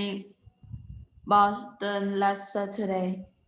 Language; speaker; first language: English; non-native, learner; Vietnamese